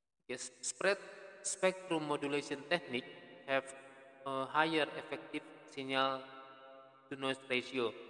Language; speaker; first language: English; non-native, fluent; Indonesian